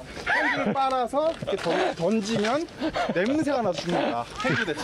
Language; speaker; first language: Korean; native; Korean